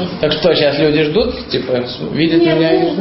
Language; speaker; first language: Russian; early bilingual, heritage; Russian